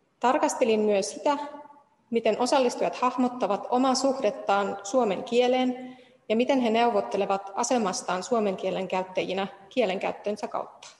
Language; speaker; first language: Finnish; non-native, fluent; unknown